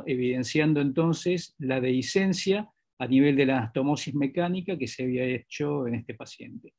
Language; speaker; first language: Spanish; native; Spanish